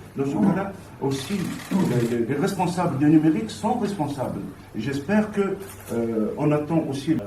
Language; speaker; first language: French; non-native, fluent; Arabic